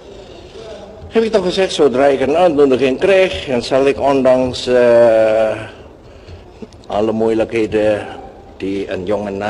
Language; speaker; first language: Dutch; non-native, local second language; Javanese